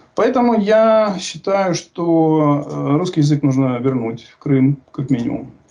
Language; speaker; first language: Russian; native; Russian